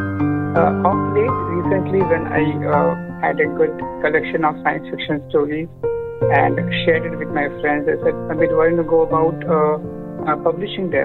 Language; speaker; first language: English; non-native, local second language; Odia